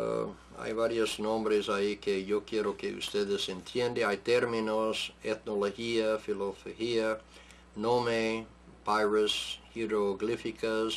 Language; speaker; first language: Spanish; non-native, fluent; English